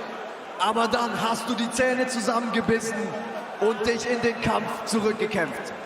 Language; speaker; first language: German; native; German